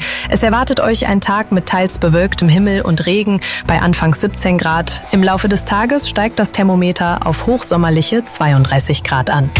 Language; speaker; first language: German; native; German